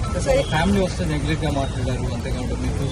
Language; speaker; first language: Telugu; native; Telugu